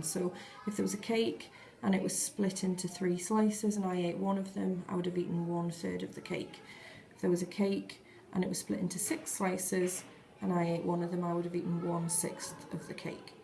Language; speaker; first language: English; native; English